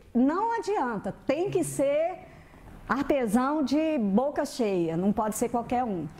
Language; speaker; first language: Portuguese; native; Portuguese